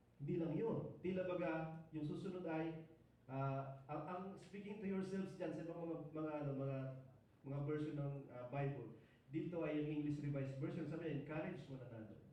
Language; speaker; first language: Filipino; non-native, local second language; Iloko